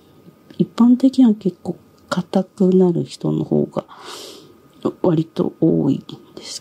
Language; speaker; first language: Japanese; native; Japanese